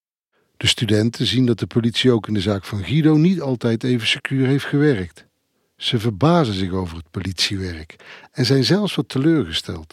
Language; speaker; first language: Dutch; native; Dutch